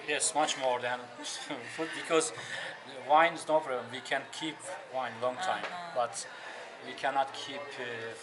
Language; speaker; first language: English; non-native, learner; Turkish